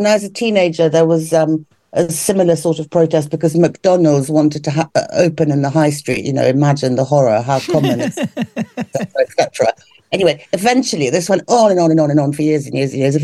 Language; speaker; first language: English; native; English